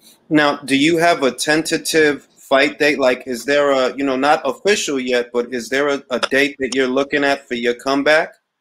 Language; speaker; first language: English; early bilingual, other home language; Spanish